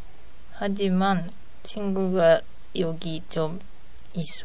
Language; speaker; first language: Korean; non-native, learner; Japanese